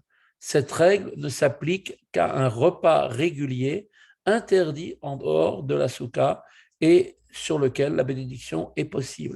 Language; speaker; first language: French; native; French